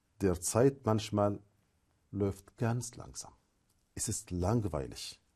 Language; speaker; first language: German; non-native, learner; Arabic